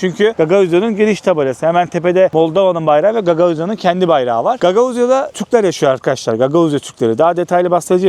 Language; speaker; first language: Turkish; native; Turkish